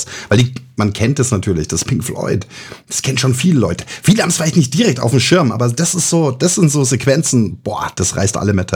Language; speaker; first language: German; native; German